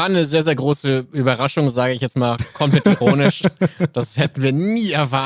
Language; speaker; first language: German; native; German